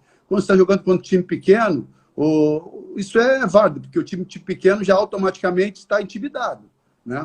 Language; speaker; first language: Portuguese; native; Portuguese